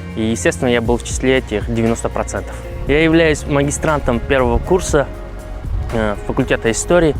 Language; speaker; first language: Russian; non-native, local second language; Tajik